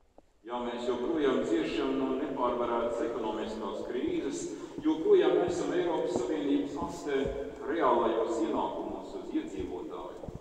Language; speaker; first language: Latvian; native; Latvian